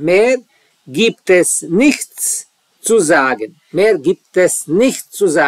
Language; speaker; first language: German; non-native, learner; Serbian